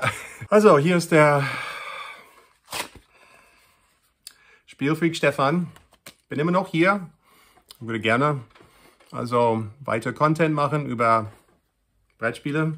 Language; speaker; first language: German; non-native, learner; English